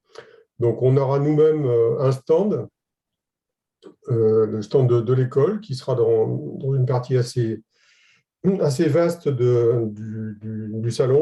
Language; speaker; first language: French; native; French